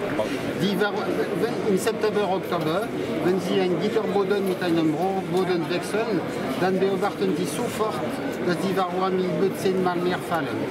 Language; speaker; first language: German; non-native, fluent; French